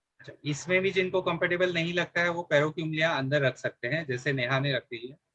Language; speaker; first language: Hindi; non-native, local second language; Marathi